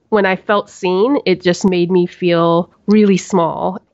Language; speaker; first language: English; native; English